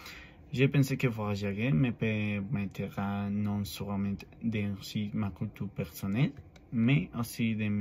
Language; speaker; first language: French; non-native, learner; Spanish